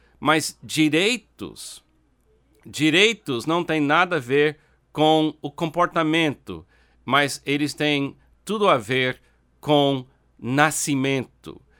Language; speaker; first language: Portuguese; non-native, fluent; English